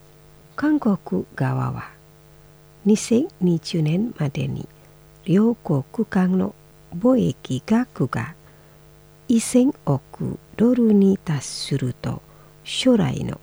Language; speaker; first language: Japanese; non-native, fluent; Indonesian